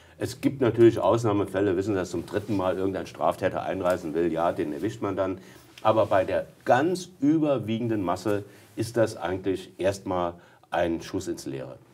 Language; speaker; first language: German; native; German